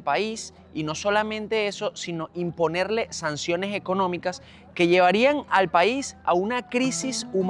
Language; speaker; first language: Spanish; native; Spanish